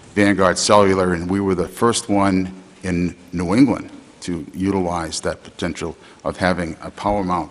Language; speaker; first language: English; native; English